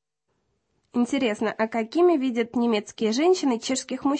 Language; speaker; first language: Russian; native; Russian